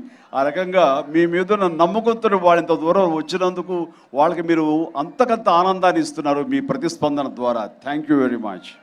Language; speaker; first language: Telugu; native; Telugu